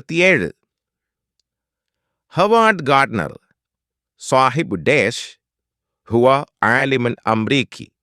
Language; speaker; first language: Arabic; non-native, fluent; Malayalam